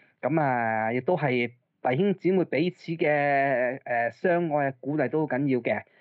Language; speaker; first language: Cantonese; early bilingual, other home language; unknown